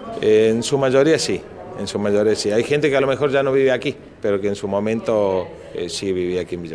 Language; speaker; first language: Spanish; native; Spanish